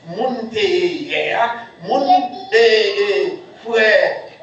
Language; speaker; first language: French; non-native, local second language; Haitian Creole